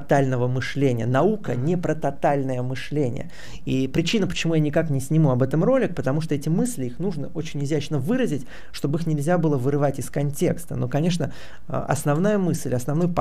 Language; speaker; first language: Russian; native; Russian